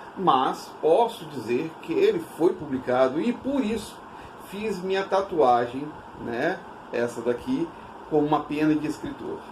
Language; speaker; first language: Portuguese; native; Portuguese